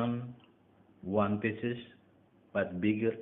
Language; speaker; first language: English; non-native, learner; Indonesian